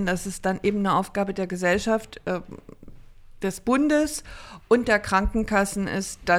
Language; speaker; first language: German; native; German